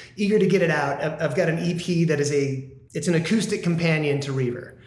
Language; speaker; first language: English; native; English